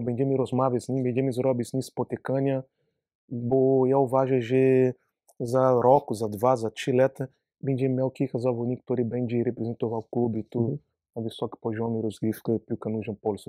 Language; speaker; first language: Polish; non-native, learner; Portuguese